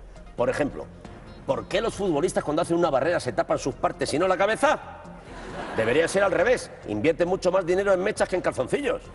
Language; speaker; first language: Spanish; native; Spanish